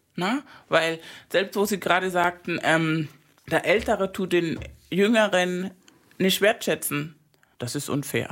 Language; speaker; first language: German; non-native, fluent; Spanish